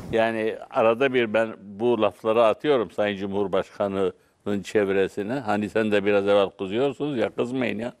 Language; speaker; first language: Turkish; non-native, local second language; Arabic